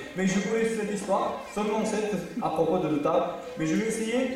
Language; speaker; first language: French; non-native, fluent; Uzbek